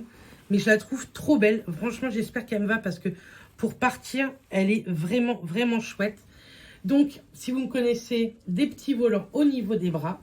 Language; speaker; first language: French; native; French